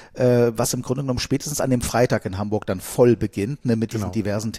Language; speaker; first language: German; native; German